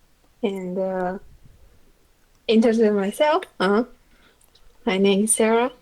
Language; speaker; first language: English; non-native, learner; Chinese